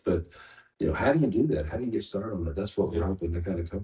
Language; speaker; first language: English; native; English